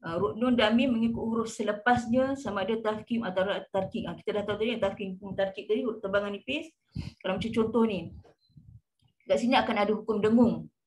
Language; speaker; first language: Malay; native; Malay